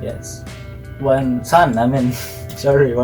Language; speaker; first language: English; non-native, learner; Indonesian